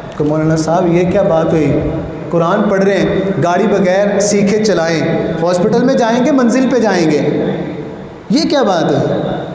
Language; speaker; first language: Urdu; non-native, local second language; Punjabi